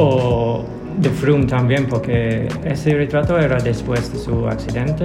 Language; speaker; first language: Spanish; non-native, learner; English